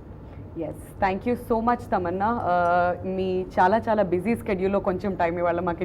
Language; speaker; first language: Telugu; native; Telugu